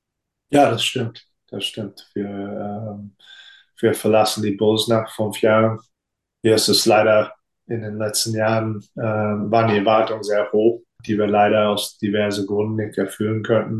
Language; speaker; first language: German; non-native, fluent; English